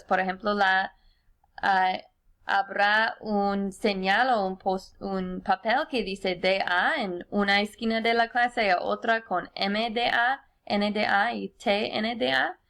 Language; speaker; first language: Spanish; non-native, fluent; English